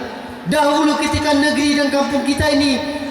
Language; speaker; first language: Indonesian; native; Indonesian